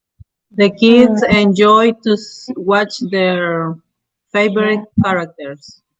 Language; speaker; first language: English; non-native, learner; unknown